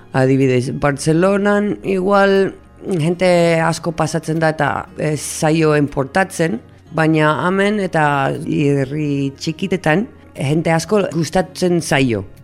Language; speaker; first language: Basque; non-native, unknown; English